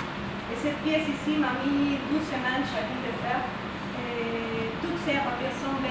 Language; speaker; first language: French; non-native, fluent; Spanish